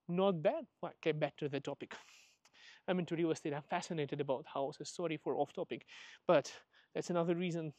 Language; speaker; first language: English; non-native, fluent; Russian